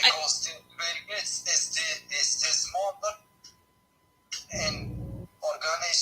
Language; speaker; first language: English; non-native, learner; Arabic